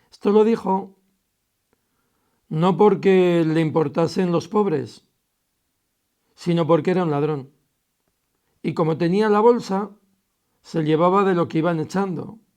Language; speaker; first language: Spanish; native; Spanish